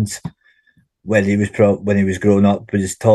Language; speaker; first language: English; native; English